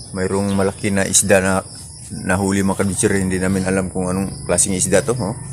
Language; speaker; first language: Filipino; native; Filipino